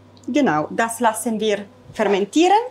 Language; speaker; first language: German; non-native, fluent; Italian